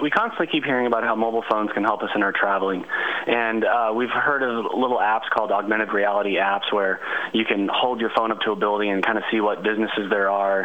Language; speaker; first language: English; native; English